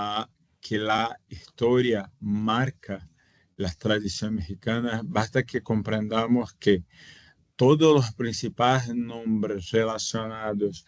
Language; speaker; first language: Spanish; non-native, fluent; Portuguese